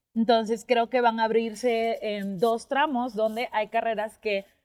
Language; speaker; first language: Spanish; native; Spanish